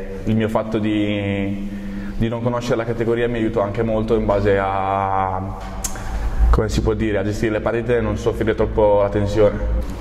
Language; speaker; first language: Italian; native; Italian